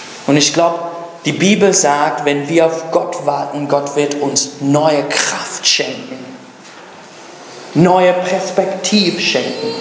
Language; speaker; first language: German; non-native, fluent; English